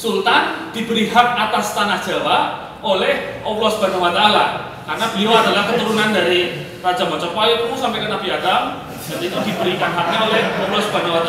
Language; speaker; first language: Indonesian; native; Indonesian